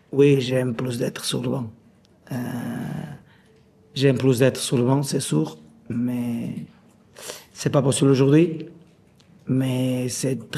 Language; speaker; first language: French; non-native, learner; Portuguese